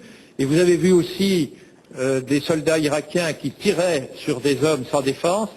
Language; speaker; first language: French; native; French